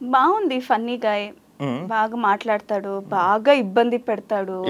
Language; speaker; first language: Telugu; non-native, local second language; Kannada